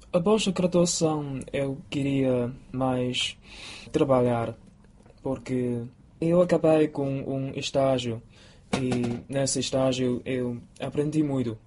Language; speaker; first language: Portuguese; non-native, fluent; Chinese